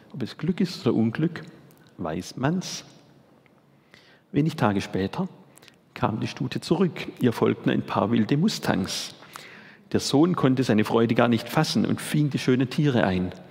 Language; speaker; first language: German; native; German